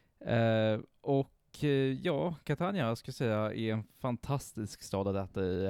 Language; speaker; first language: Swedish; non-native, fluent; Italian